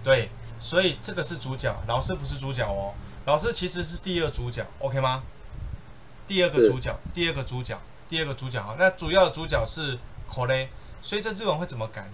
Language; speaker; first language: Chinese; native; Chinese